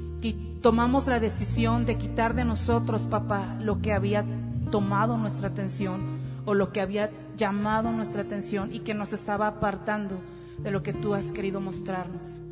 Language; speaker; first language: Spanish; native; Spanish